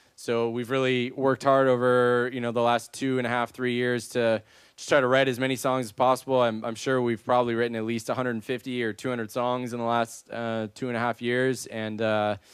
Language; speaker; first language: English; native; English